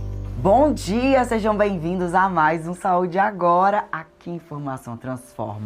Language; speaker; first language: Portuguese; native; Portuguese